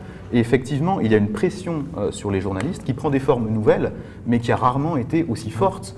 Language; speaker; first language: French; native; French